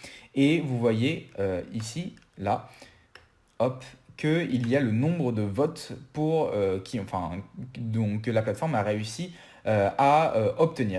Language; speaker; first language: French; native; French